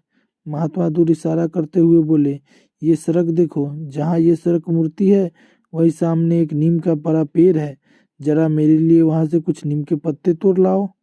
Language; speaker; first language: Hindi; native; Hindi